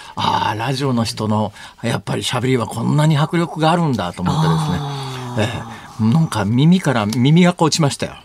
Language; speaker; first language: Japanese; native; Japanese